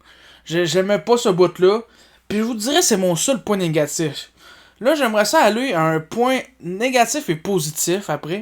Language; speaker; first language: French; native; French